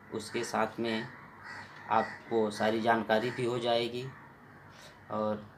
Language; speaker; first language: Hindi; native; Hindi